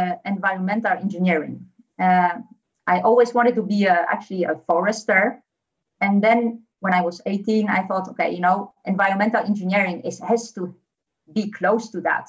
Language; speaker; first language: English; non-native, fluent; Polish